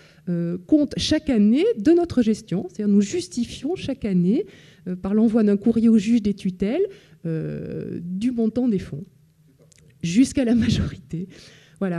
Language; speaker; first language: French; native; French